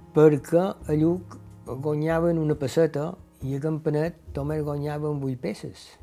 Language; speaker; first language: Catalan; native; Catalan